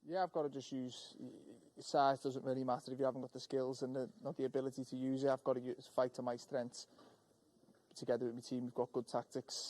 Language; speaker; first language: English; native; English